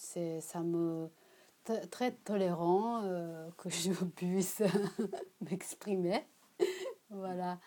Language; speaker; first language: French; non-native, learner; Japanese